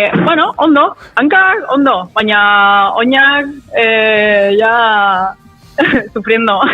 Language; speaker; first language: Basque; non-native, local second language; Spanish